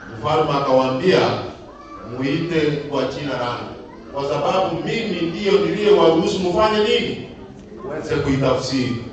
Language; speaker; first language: Swahili; non-native, local second language; Gusii